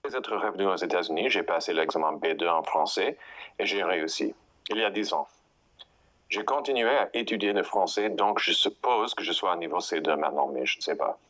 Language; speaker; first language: French; non-native, fluent; English